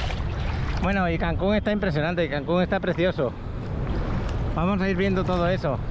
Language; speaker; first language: Spanish; native; Spanish